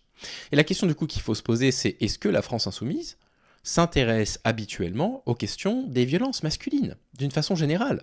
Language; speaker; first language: French; native; French